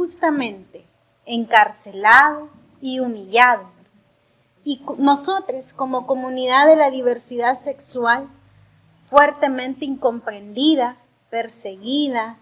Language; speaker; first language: Spanish; native; Spanish